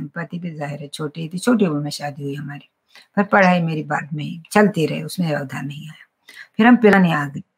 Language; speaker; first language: Hindi; non-native, local second language; Kashmiri